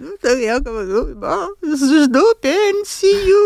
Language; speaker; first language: Russian; non-native, local second language; Latvian